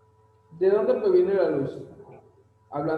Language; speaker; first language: Spanish; native; Spanish